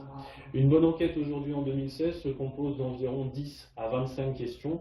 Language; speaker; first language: French; native; French